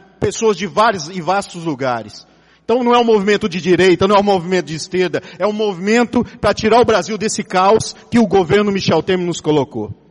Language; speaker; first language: Portuguese; native; Portuguese